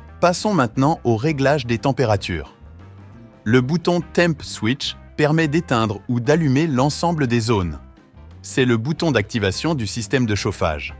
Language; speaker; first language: French; native; French